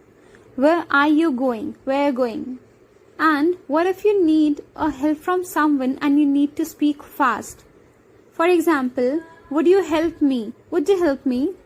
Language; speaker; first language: English; non-native, local second language; Hindi